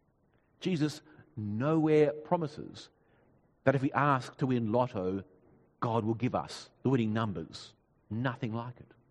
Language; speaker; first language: English; native; English